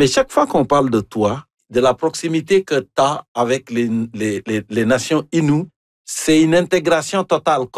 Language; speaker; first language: French; native; French